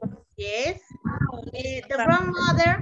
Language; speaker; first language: English; non-native, learner; Spanish